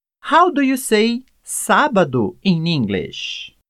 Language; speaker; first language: English; non-native, fluent; Portuguese